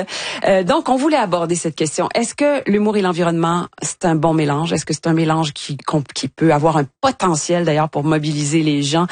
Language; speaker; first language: French; native; French